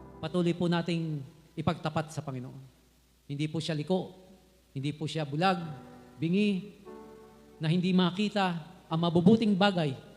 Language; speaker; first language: Filipino; native; Filipino